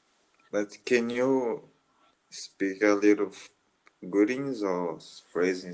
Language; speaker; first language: English; non-native, learner; Portuguese